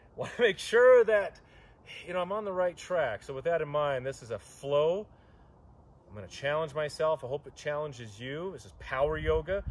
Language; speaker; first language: English; native; English